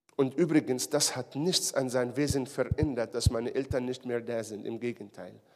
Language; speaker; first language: German; non-native, fluent; Hebrew